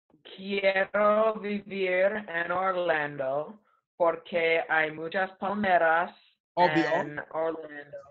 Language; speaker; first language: Spanish; non-native, learner; English